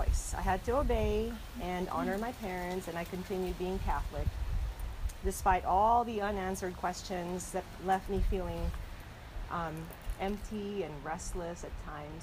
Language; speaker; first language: English; non-native, local second language; Filipino